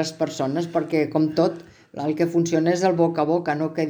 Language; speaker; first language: Catalan; native; Catalan